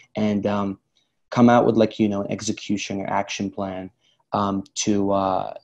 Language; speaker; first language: English; early bilingual, other home language; Arabic